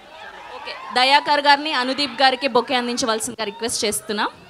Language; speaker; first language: Telugu; native; Telugu